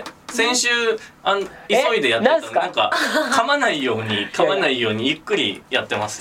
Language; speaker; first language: Japanese; native; Japanese